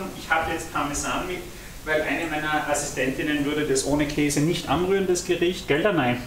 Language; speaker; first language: German; native; German